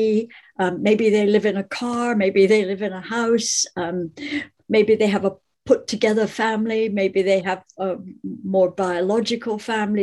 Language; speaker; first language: English; native; English